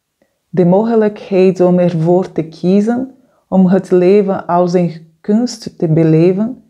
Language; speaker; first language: Dutch; non-native, fluent; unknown